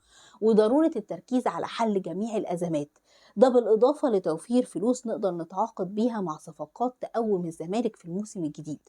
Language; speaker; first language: Arabic; native; Arabic